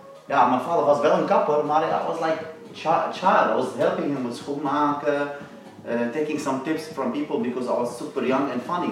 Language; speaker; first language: English; non-native, learner; Arabic